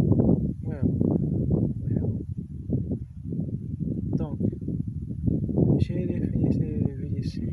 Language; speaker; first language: French; non-native, learner; Portuguese